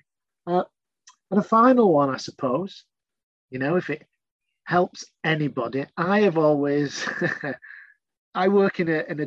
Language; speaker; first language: English; native; English